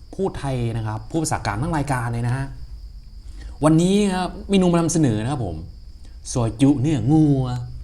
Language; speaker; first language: Thai; non-native, local second language; Northeastern Thai